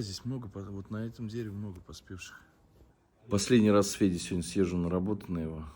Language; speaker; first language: Russian; native; Russian